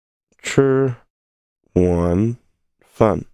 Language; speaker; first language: Chinese; non-native, learner; English